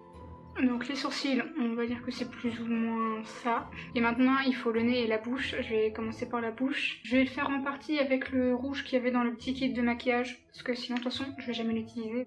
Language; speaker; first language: French; native; French